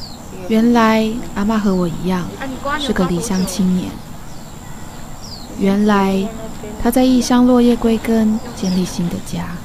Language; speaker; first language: Chinese; native; Chinese